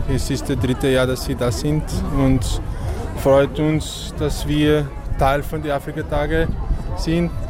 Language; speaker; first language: German; non-native, learner; Portuguese